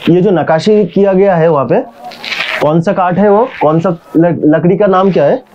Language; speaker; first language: Hindi; non-native, local second language; Bangla